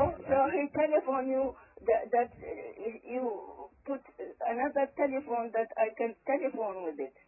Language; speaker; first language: English; early bilingual, other home language; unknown